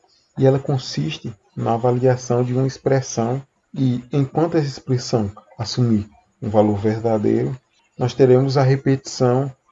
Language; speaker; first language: Portuguese; native; Portuguese